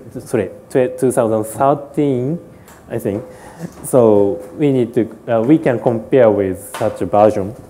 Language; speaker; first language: English; non-native, learner; Japanese